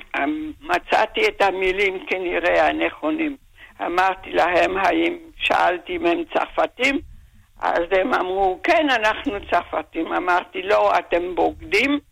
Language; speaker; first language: Hebrew; non-native, fluent; German